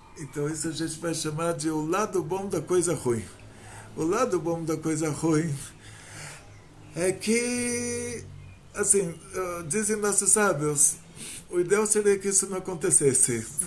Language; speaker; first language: Portuguese; native; Portuguese